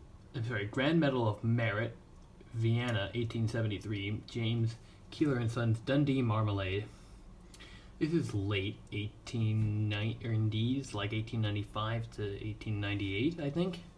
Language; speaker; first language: English; native; English